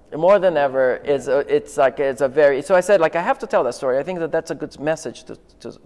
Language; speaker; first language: English; non-native, fluent; Portuguese